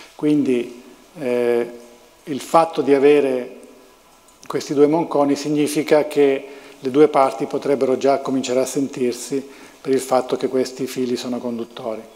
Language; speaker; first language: Italian; native; Italian